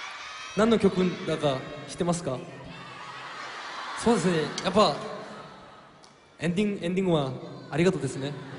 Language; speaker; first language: Japanese; non-native, fluent; Korean